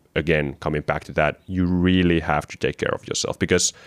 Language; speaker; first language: English; non-native, fluent; Finnish